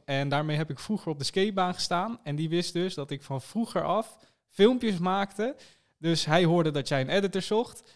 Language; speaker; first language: Dutch; native; Dutch